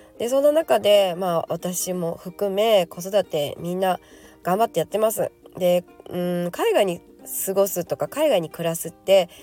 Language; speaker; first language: Japanese; native; Japanese